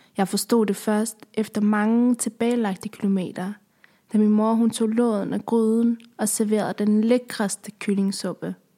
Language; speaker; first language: Danish; early bilingual, other home language; Persian